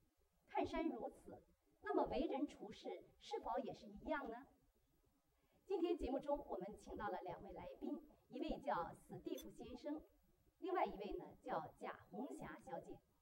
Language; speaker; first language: Chinese; native; Chinese